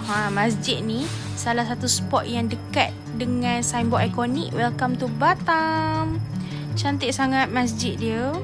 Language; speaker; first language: Malay; native; Malay